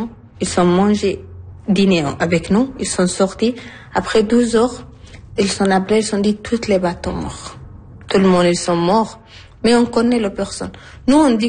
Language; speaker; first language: French; non-native, learner; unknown